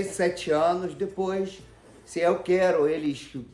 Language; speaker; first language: Portuguese; non-native, fluent; Arabic